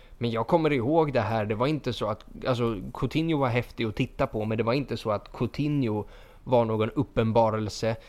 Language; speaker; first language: Swedish; native; Swedish